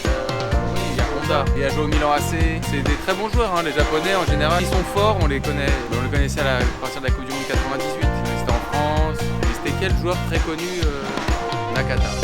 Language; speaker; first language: French; native; French